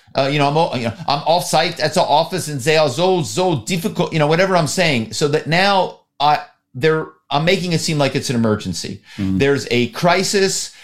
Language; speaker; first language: English; native; English